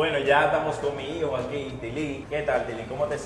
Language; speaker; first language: Spanish; native; Spanish